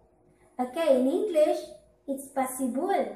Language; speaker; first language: English; non-native, local second language; Filipino